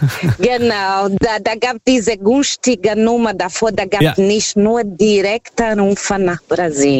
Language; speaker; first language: German; non-native, fluent; Portuguese